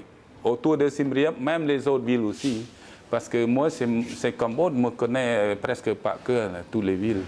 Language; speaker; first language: French; non-native, learner; Khmer